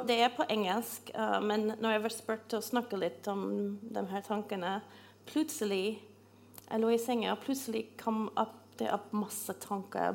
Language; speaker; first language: Norwegian; non-native, fluent; English